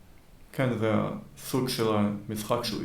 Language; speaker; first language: Hebrew; early bilingual, heritage; Hebrew